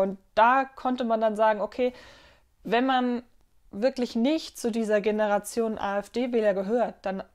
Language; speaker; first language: German; native; German